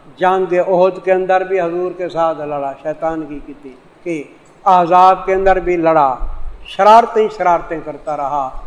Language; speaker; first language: Urdu; non-native, local second language; Saraiki